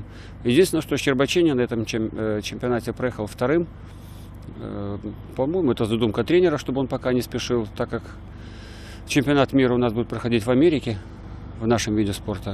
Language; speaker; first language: Russian; native; Russian